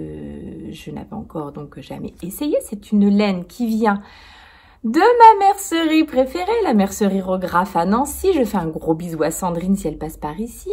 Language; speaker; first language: French; native; French